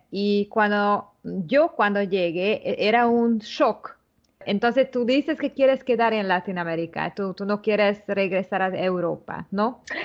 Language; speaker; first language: Spanish; non-native, learner; Hungarian